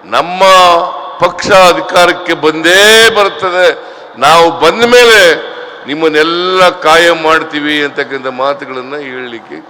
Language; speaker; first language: Kannada; native; Kannada